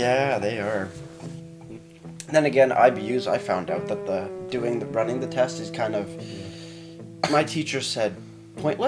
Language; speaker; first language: English; native; English